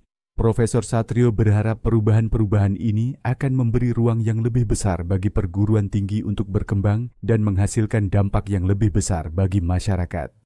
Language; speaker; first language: Indonesian; native; Indonesian